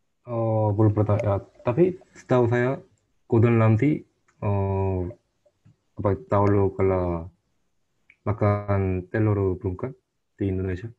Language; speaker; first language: Indonesian; non-native, learner; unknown